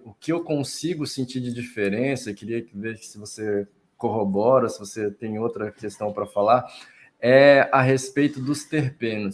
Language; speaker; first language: Portuguese; native; Portuguese